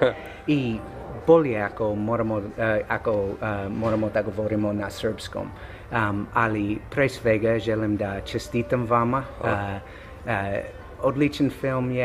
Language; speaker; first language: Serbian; non-native, learner; English